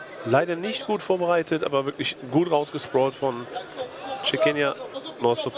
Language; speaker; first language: German; native; German